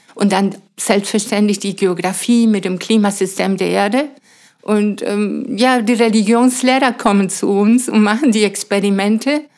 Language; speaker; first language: German; non-native, fluent; Spanish